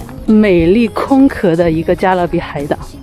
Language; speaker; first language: Chinese; native; Chinese